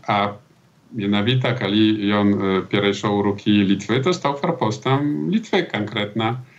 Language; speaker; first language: Belarusian; early bilingual, heritage; Belarusian